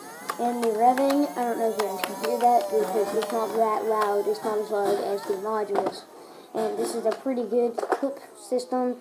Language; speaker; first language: English; native; English